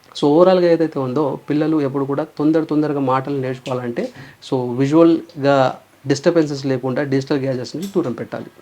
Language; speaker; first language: Telugu; native; Telugu